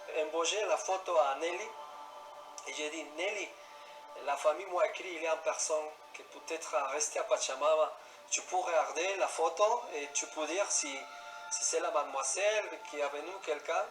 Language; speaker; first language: French; non-native, learner; Spanish